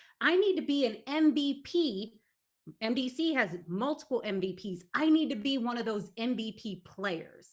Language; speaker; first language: English; native; English